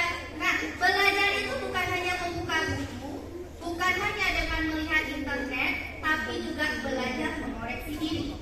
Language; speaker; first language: Indonesian; native; Indonesian